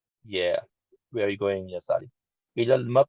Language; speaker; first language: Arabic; non-native, learner; English